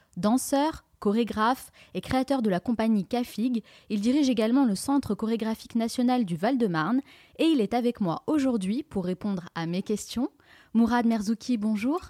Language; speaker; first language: French; native; French